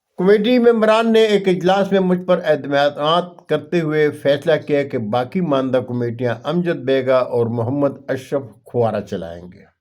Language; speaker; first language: Urdu; non-native, local second language; Punjabi